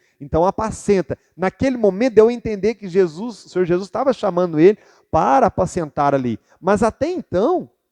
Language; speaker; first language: Portuguese; native; Portuguese